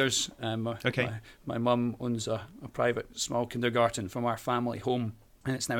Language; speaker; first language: English; native; English